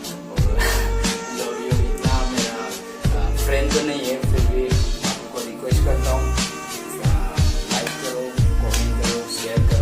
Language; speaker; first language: Hindi; non-native, local second language; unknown